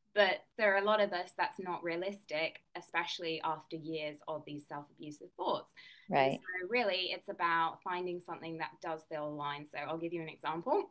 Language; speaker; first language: English; native; English